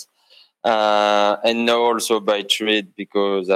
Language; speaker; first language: English; non-native, fluent; French